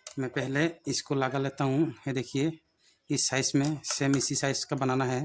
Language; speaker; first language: Hindi; non-native, local second language; Bangla